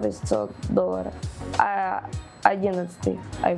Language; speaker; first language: Russian; non-native, fluent; Spanish